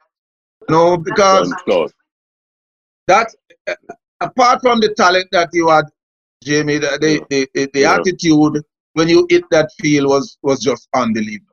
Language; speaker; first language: English; non-native, local second language; Jamaican Creole English